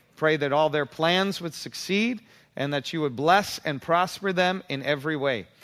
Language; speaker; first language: English; native; English